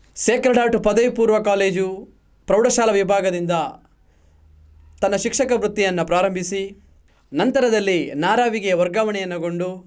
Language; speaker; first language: Kannada; native; Kannada